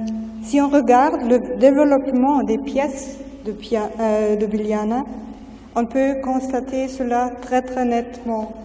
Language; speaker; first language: French; non-native, fluent; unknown